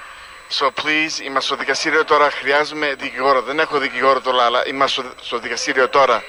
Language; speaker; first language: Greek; early bilingual, heritage; Greek